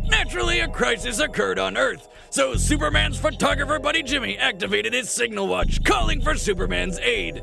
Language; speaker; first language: English; native; English